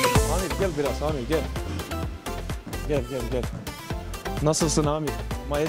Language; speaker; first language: Turkish; non-native, learner; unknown